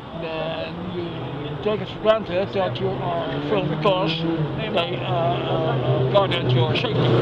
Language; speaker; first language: English; non-native, learner; Dutch